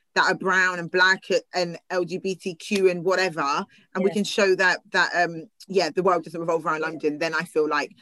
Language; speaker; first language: English; native; English